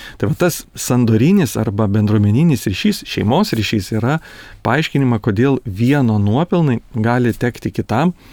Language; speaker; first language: Lithuanian; native; Lithuanian